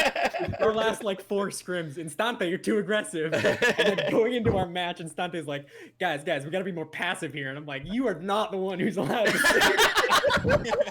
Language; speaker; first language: English; native; English